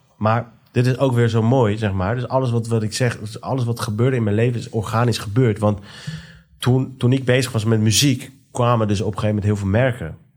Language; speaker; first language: Dutch; early bilingual, other home language; Persian